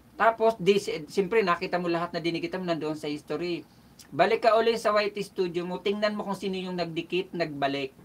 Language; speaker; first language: Filipino; non-native, local second language; Bikol